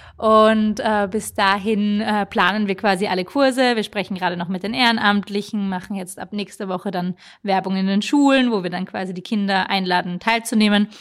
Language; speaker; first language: German; native; German